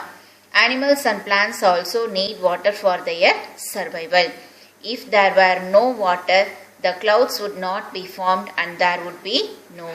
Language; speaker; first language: English; non-native, local second language; Tamil